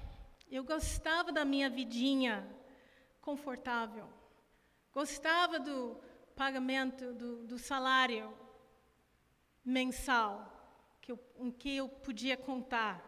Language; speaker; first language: Portuguese; non-native, fluent; English